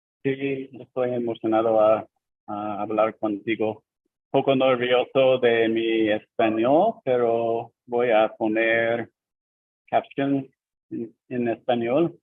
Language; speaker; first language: Spanish; non-native, learner; English